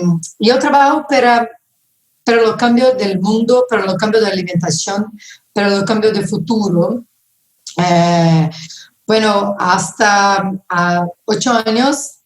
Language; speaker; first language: Spanish; non-native, fluent; Portuguese